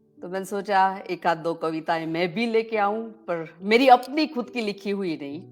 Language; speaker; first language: Hindi; non-native, local second language; Gujarati